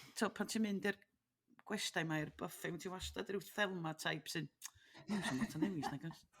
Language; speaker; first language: Welsh; native; Welsh